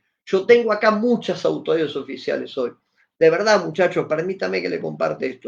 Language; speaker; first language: Spanish; native; Spanish